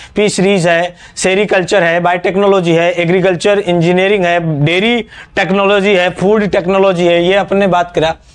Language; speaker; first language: Hindi; native; Hindi